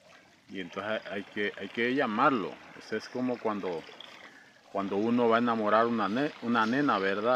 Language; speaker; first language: Spanish; native; Spanish